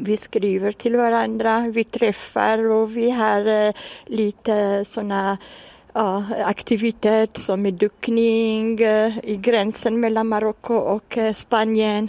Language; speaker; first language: Swedish; non-native, fluent; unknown